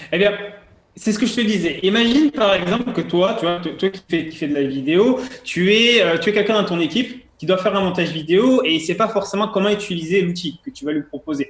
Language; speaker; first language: French; native; French